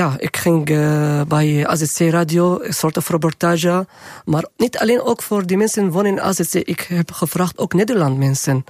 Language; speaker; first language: Dutch; non-native, learner; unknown